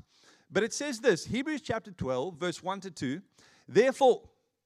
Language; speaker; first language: English; native; English